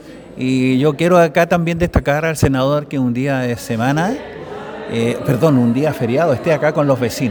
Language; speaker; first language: Spanish; native; Spanish